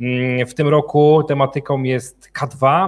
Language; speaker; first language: Polish; native; Polish